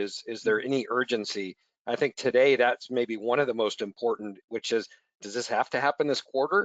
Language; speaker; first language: English; native; English